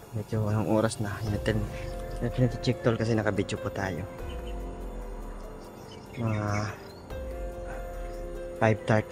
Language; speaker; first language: Filipino; non-native, local second language; Cebuano